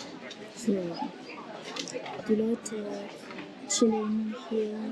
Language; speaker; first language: German; non-native, learner; Japanese